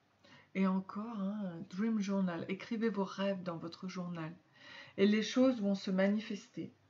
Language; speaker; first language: French; native; French